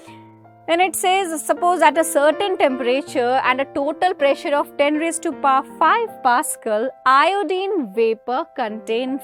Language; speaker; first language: English; non-native, local second language; Hindi